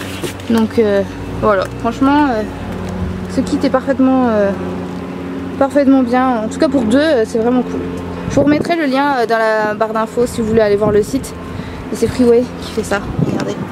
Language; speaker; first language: French; native; French